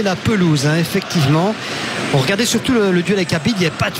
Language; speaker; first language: French; native; French